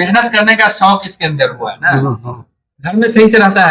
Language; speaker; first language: Urdu; native; Urdu